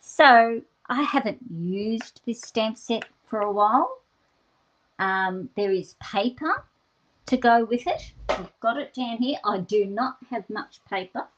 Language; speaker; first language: English; native; English